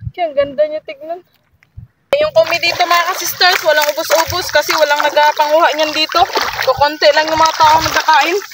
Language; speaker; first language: Filipino; non-native, local second language; Cebuano